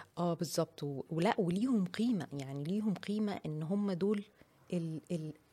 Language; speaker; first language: Arabic; native; Arabic